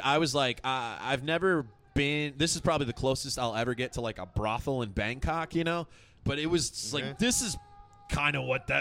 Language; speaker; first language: English; native; English